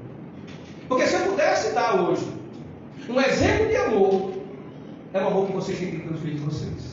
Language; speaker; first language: Portuguese; native; Portuguese